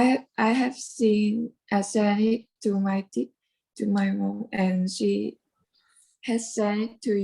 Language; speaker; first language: English; non-native, learner; Vietnamese